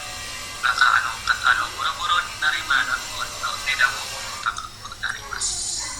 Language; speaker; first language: Japanese; non-native, learner; Indonesian